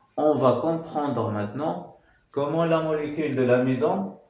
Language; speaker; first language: French; non-native, local second language; Arabic